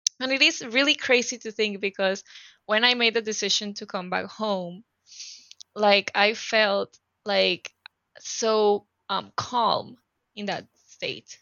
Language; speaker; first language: English; non-native, fluent; Spanish